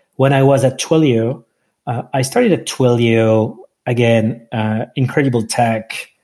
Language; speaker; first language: English; non-native, fluent; French